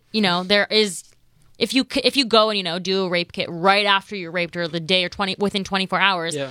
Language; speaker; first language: English; native; English